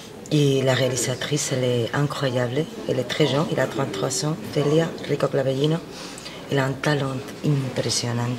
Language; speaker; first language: French; non-native, fluent; Spanish